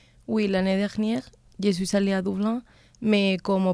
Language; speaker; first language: French; non-native, learner; Spanish